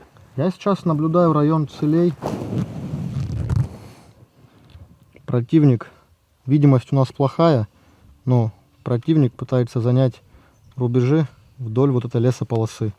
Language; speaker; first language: Russian; native; Russian